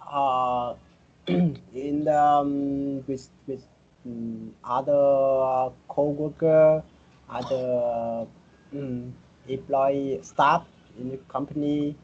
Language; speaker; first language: English; non-native, learner; Vietnamese